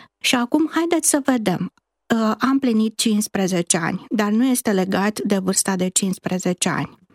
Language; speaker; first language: Romanian; native; Romanian